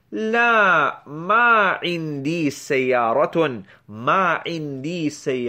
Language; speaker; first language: Arabic; non-native, fluent; English